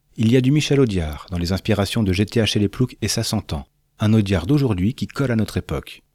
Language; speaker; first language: French; native; French